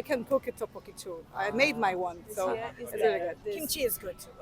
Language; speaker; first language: English; non-native, learner; Portuguese